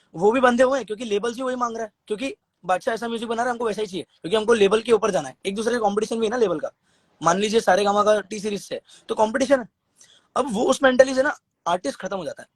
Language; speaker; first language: Hindi; native; Hindi